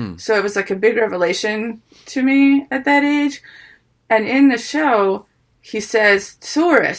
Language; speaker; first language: English; early bilingual, other home language; Ukrainian